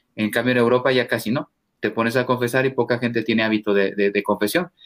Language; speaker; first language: Spanish; native; Spanish